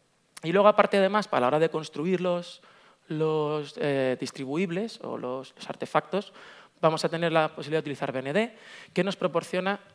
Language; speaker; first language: Spanish; native; Spanish